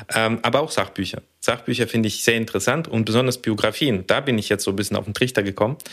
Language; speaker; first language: German; early bilingual, other home language; Russian